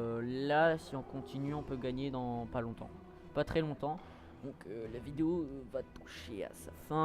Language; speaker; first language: French; native; French